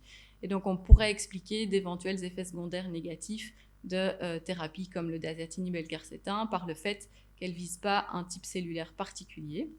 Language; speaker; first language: French; native; French